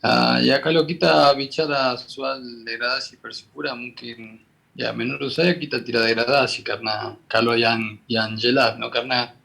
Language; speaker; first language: Indonesian; non-native, fluent; Spanish